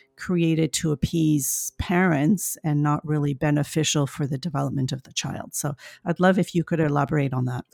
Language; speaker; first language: English; non-native, fluent; French